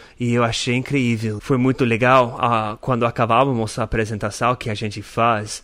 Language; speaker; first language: Portuguese; non-native, learner; English